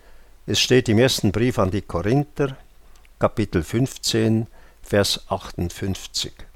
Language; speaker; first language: German; native; German